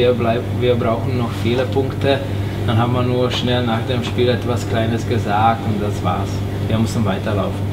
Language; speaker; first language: German; non-native, fluent; Czech